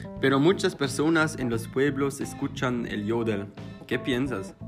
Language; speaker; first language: Spanish; non-native, learner; German